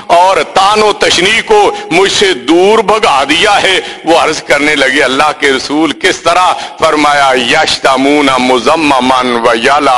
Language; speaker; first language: Urdu; native; Urdu